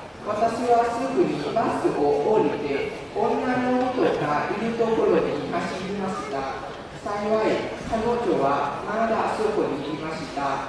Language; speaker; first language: Japanese; non-native, learner; Lao